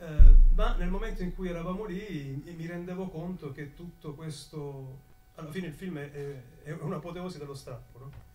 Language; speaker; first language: Italian; native; Italian